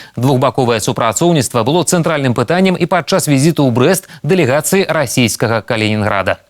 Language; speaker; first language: Belarusian; native; Belarusian